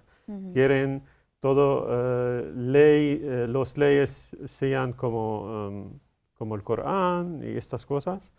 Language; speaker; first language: Spanish; non-native, learner; Arabic